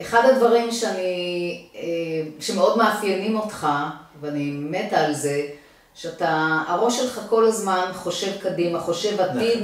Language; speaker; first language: Hebrew; native; Hebrew